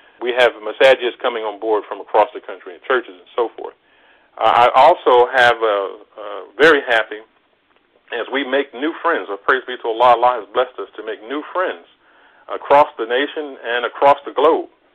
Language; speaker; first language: English; native; English